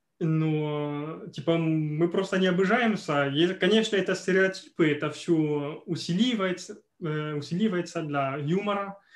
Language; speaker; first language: Russian; non-native, fluent; French